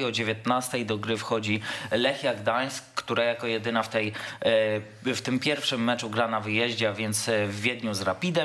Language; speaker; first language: Polish; native; Polish